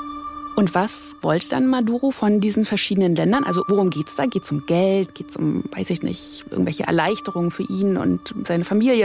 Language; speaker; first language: German; native; German